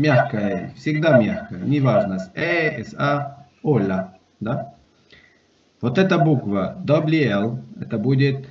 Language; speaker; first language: Russian; non-native, fluent; Spanish